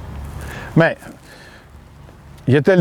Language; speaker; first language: French; non-native, fluent; Spanish